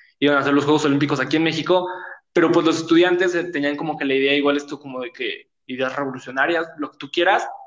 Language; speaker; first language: Spanish; native; Spanish